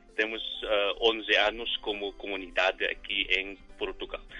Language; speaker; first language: Portuguese; non-native, learner; Filipino